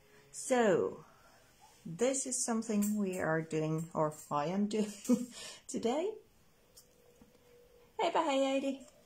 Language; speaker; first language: English; non-native, fluent; Finnish